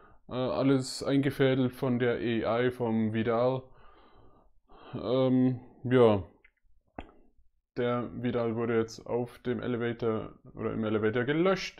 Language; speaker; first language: German; native; German